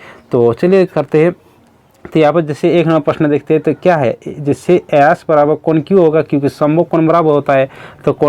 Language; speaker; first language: Hindi; native; Hindi